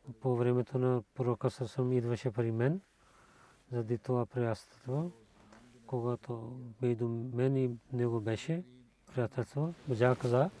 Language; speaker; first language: Bulgarian; non-native, learner; Urdu